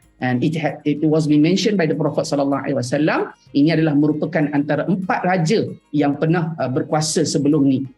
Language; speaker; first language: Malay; native; Malay